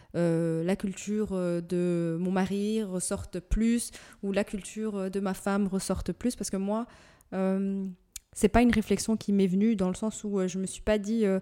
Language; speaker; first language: French; native; French